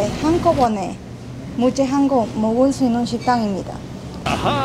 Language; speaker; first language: Korean; non-native, fluent; Spanish